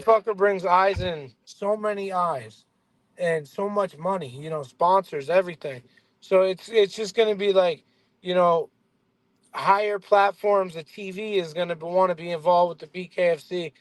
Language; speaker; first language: English; native; English